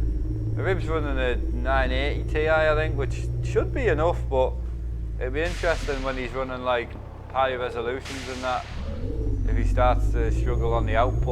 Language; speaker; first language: English; native; English